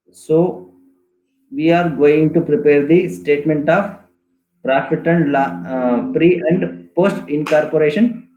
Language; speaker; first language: English; non-native, local second language; Kannada